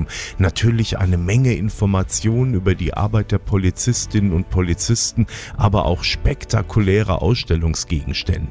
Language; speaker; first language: German; native; German